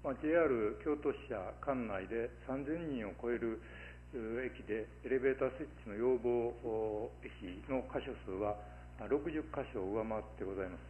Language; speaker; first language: Japanese; native; Japanese